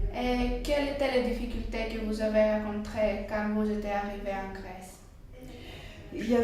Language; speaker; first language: French; non-native, learner; Greek